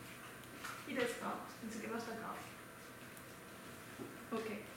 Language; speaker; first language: Japanese; non-native, learner; French